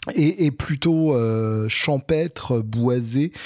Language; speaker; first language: French; native; French